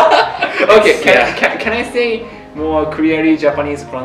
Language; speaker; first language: English; non-native, learner; Japanese